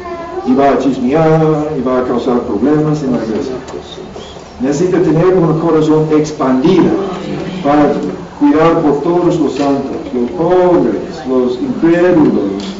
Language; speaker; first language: Spanish; non-native, learner; English